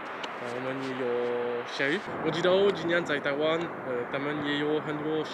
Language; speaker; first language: Chinese; non-native, learner; French